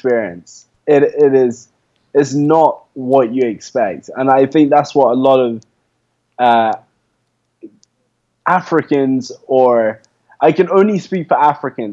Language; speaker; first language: English; native; English